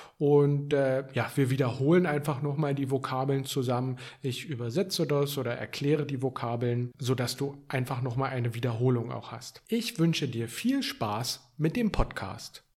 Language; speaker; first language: German; native; German